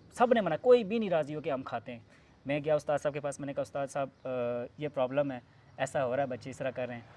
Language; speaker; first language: Urdu; non-native, local second language; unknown